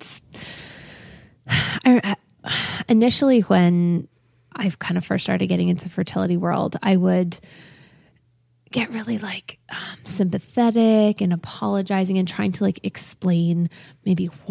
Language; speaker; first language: English; native; English